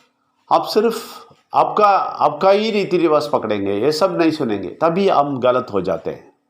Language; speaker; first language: Hindi; non-native, local second language; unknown